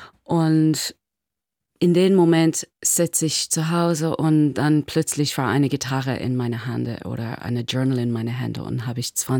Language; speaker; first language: German; non-native, learner; English